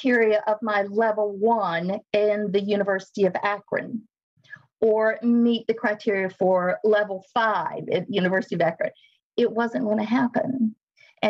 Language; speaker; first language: English; native; English